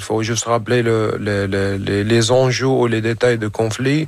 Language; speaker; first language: French; non-native, fluent; Arabic